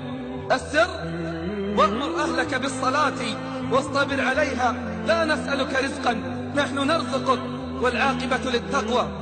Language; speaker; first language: Arabic; native; Arabic